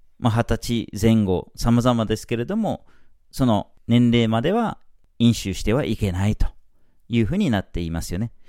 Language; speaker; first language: Japanese; non-native, fluent; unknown